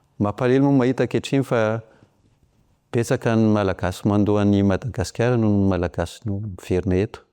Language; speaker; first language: Malagasy; non-native, local second language; French